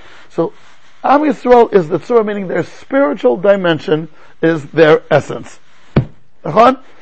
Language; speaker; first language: English; native; English